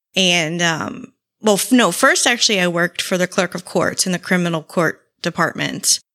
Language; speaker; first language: English; native; English